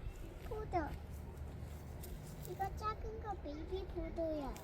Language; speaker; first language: Korean; early bilingual, heritage; Korean